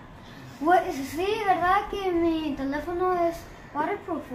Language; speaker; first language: Spanish; early bilingual, heritage; Spanish